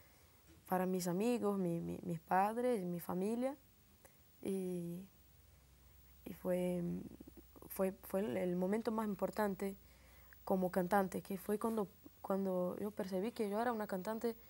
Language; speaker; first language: Spanish; non-native, fluent; Portuguese